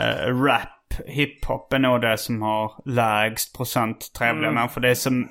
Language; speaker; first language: Swedish; native; Swedish